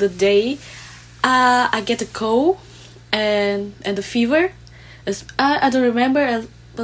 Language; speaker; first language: English; non-native, learner; Vietnamese